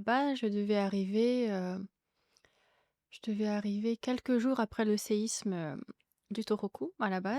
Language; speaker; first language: French; native; French